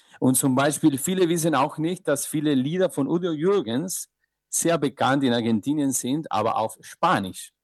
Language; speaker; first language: German; non-native, fluent; Spanish